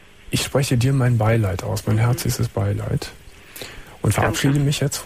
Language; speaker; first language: German; native; German